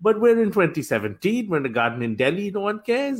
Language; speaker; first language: English; non-native, local second language; Bangla